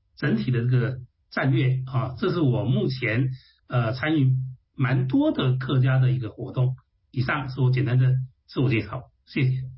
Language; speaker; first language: Chinese; non-native, local second language; Hakka Chinese